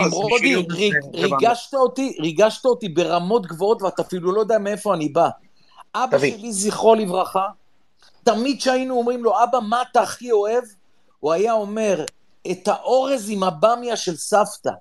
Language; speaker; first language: Hebrew; early bilingual, other home language; German